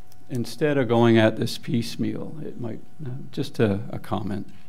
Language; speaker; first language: English; non-native, local second language; French